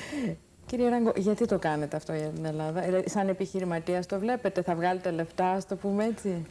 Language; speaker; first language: Greek; native; Greek